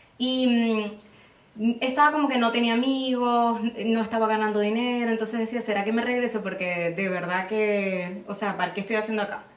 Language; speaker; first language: Spanish; native; Spanish